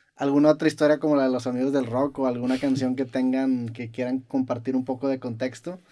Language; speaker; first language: Spanish; native; Spanish